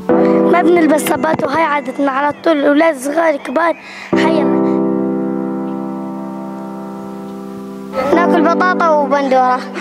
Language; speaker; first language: Arabic; native; Arabic